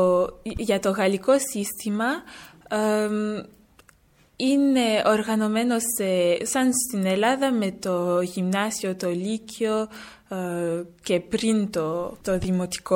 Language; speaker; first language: Greek; early bilingual, heritage; French